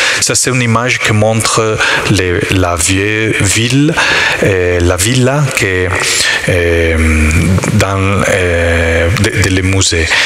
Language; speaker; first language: French; non-native, learner; Italian